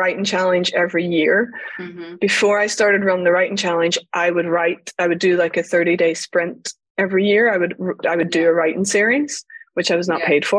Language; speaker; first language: English; native; English